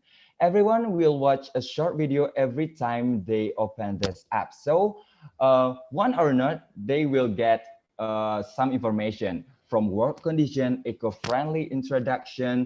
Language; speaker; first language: English; non-native, learner; Indonesian